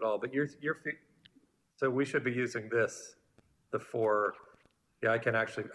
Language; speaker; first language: English; native; English